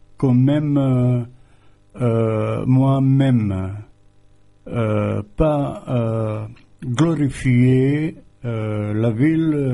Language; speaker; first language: French; non-native, fluent; Croatian